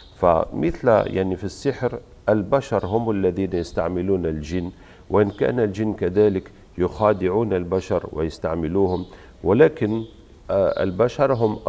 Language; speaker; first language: Arabic; native; Arabic